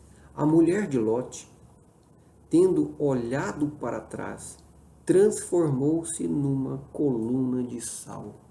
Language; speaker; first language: Portuguese; native; Portuguese